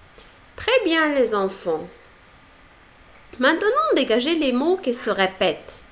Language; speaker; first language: French; non-native, local second language; Arabic